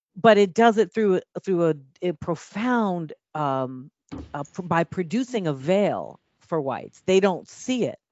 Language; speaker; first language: English; native; English